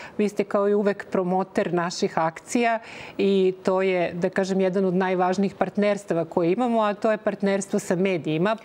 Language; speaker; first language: Serbian; native; Serbian